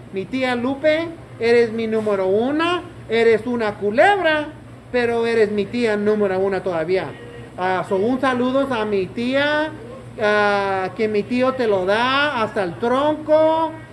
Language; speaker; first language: Spanish; early bilingual, other home language; English